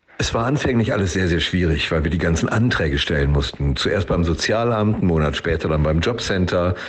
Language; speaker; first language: German; native; German